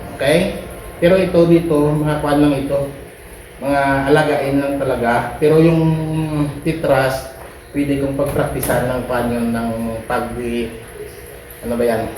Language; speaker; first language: Filipino; non-native, local second language; Hiligaynon